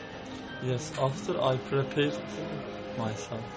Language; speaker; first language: English; non-native, learner; Turkish